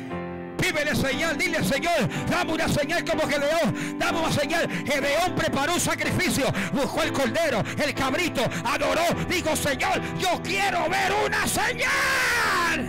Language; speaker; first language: Spanish; native; Spanish